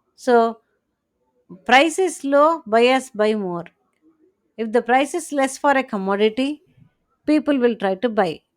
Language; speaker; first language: English; non-native, local second language; Telugu